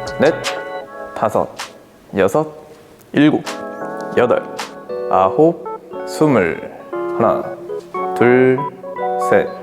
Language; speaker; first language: Korean; native; Korean